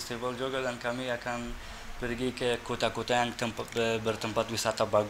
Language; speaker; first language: Indonesian; non-native, fluent; Persian